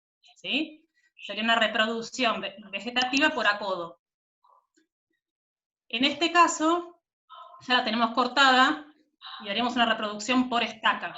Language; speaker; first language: Spanish; native; Spanish